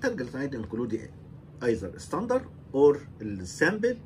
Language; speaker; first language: English; non-native, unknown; Arabic